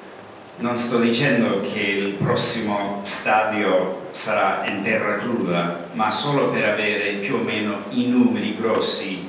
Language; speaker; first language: Italian; non-native, learner; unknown